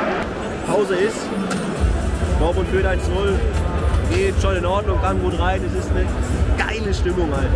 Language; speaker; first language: German; native; German